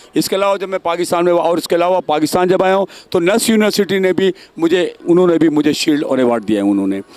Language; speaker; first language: Urdu; native; Urdu